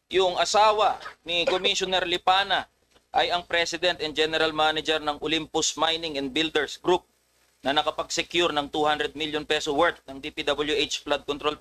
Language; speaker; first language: Filipino; native; Filipino